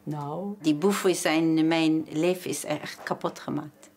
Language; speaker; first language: Dutch; non-native, learner; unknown